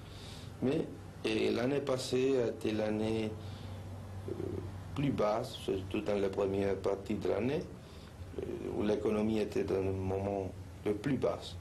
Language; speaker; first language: French; non-native, fluent; Spanish